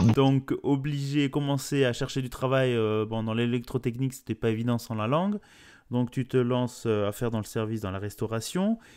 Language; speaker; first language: French; native; French